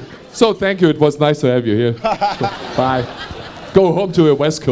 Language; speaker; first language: English; non-native, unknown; German